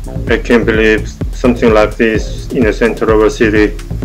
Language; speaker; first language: English; non-native, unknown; Korean